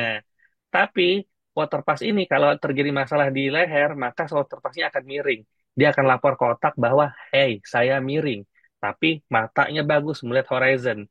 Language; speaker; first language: Indonesian; native; Indonesian